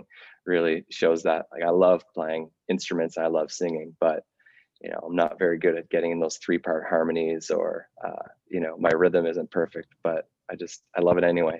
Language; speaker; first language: English; native; English